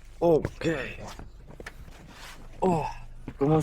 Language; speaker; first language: Spanish; non-native, learner; English